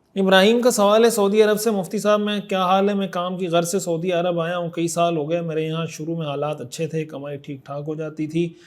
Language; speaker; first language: Urdu; native; Urdu